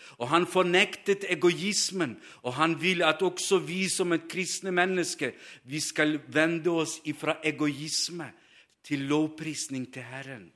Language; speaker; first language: Norwegian; non-native, fluent; Ukrainian